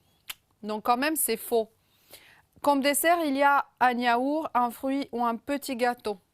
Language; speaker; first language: French; non-native, fluent; Romanian